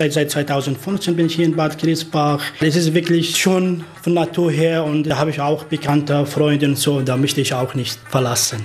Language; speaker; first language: German; non-native, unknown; Arabic